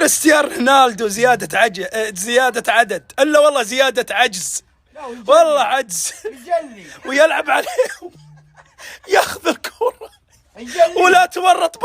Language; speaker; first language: Arabic; native; Arabic